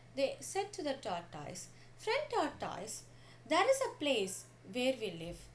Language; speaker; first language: English; non-native, local second language; Tamil